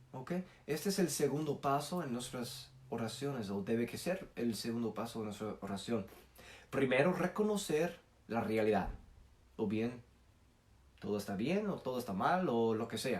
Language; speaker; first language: Spanish; non-native, fluent; English